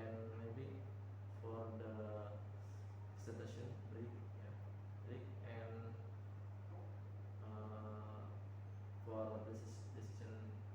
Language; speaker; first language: English; non-native, learner; Indonesian